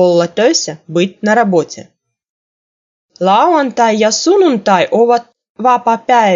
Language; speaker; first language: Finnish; non-native, fluent; Russian